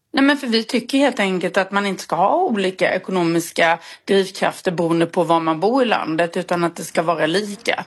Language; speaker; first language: Swedish; native; Swedish